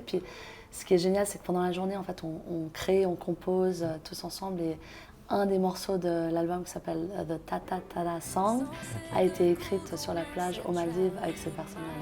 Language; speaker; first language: French; native; French